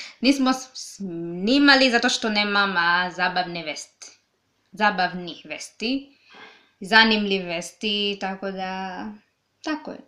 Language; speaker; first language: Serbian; non-native, learner; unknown